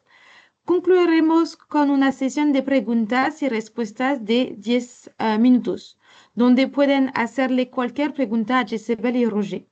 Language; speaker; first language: Spanish; non-native, learner; French